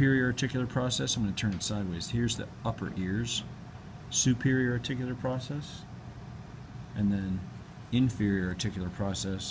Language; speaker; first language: English; native; English